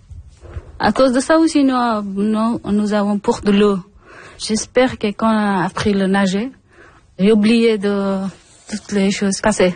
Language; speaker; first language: French; non-native, learner; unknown